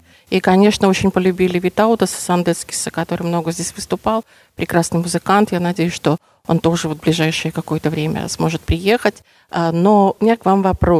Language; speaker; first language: Russian; native; Russian